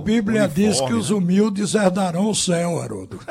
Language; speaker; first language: Portuguese; native; Portuguese